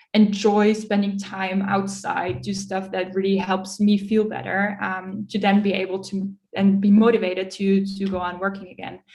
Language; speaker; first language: English; early bilingual, other home language; Dutch